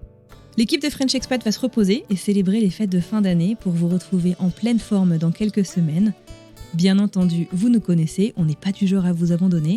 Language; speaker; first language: French; native; French